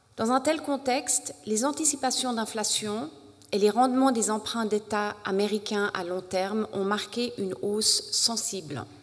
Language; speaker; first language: French; native; French